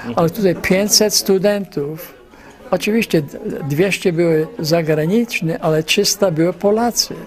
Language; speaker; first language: Polish; early bilingual, heritage; Polish